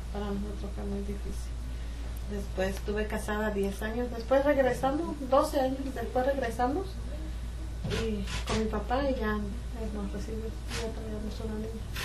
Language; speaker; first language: Spanish; native; Spanish